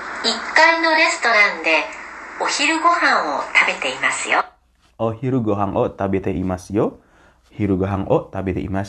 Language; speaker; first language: Japanese; non-native, fluent; Indonesian